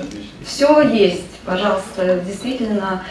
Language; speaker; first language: Russian; native; Russian